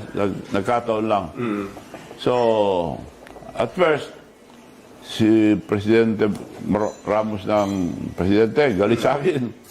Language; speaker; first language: Filipino; non-native, local second language; Iloko